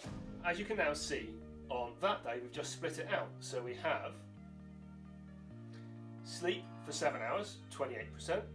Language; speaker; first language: English; native; English